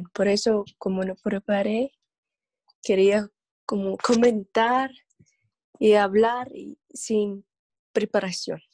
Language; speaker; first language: Spanish; non-native, learner; English